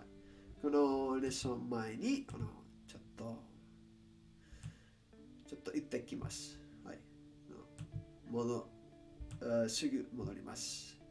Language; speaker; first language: Japanese; non-native, learner; English